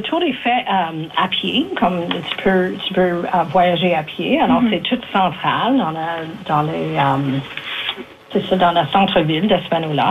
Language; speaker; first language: French; native; French